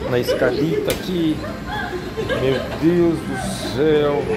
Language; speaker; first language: Portuguese; native; Portuguese